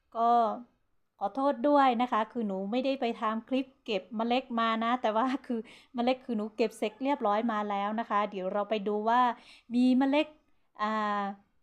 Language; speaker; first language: Thai; non-native, local second language; Hmong